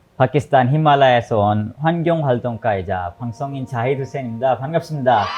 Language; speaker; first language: Korean; non-native, fluent; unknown